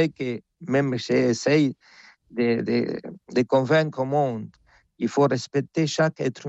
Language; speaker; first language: French; non-native, fluent; Spanish